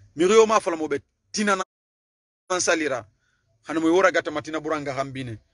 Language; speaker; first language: French; non-native, local second language; Susu